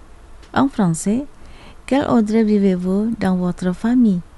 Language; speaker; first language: French; non-native, fluent; Indonesian